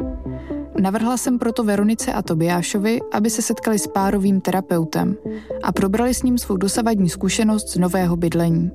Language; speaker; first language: Czech; native; Czech